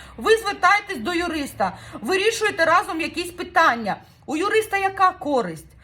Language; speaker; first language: Ukrainian; non-native, local second language; Russian